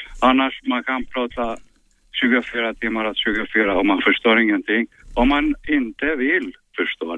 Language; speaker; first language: Swedish; non-native, fluent; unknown